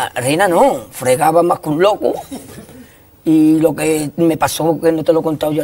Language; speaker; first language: Spanish; native; Spanish